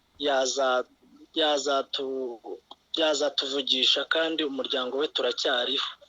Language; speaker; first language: Kinyarwanda; native; Kinyarwanda